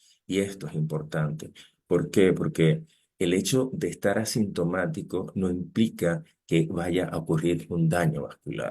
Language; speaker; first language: Spanish; native; Spanish